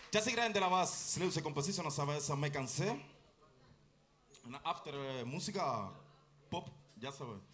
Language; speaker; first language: Russian; non-native, learner; Spanish